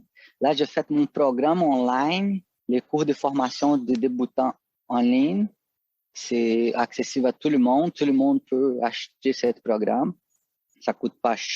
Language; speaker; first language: French; non-native, fluent; Portuguese